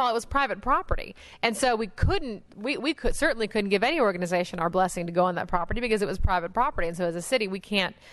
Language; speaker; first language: English; native; English